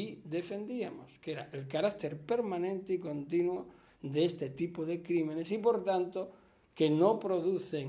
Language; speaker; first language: Spanish; native; Spanish